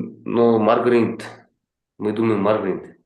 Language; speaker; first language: Russian; non-native, local second language; Kazakh